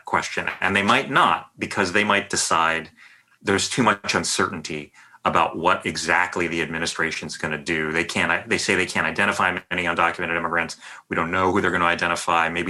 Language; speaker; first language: English; native; English